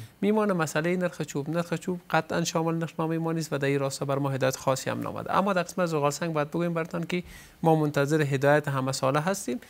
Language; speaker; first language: Persian; native; Persian